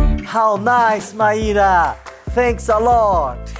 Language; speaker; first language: English; non-native, fluent; Portuguese